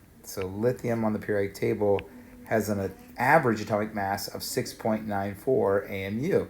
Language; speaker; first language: English; native; English